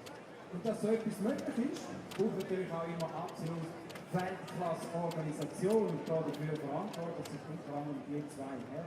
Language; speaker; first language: German; native; German